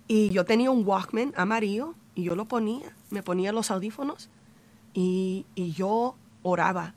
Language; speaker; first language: Spanish; early bilingual, heritage; Spanish